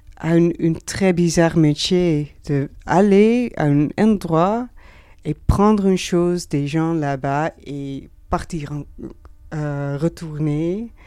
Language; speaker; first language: French; non-native, learner; Dutch